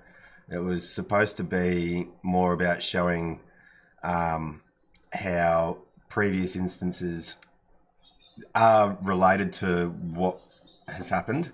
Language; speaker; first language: English; native; English